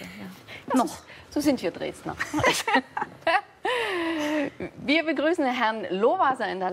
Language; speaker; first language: German; native; German